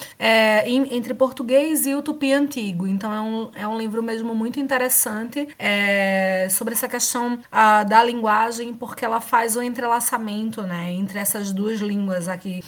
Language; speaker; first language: Portuguese; native; Portuguese